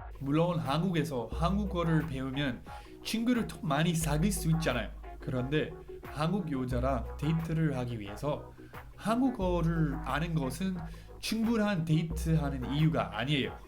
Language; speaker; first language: Korean; non-native, fluent; English